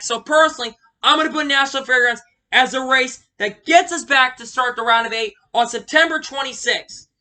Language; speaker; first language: English; native; English